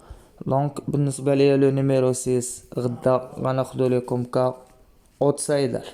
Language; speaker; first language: Arabic; native; Arabic